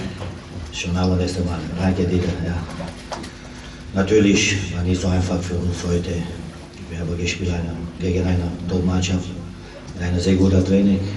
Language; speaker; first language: German; non-native, fluent; Romanian